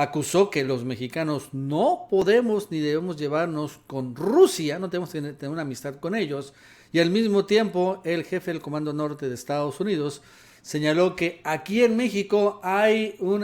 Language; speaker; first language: Spanish; native; Spanish